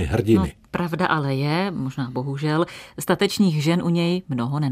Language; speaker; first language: Czech; native; Czech